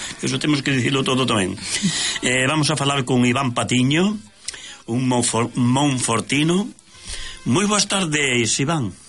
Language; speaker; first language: Galician; native; Galician